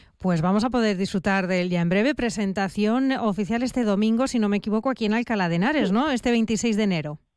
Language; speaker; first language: Spanish; native; Spanish